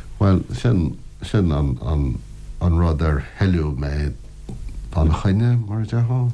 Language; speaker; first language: Irish; non-native, local second language; English